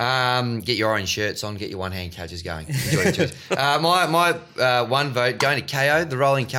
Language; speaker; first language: English; native; English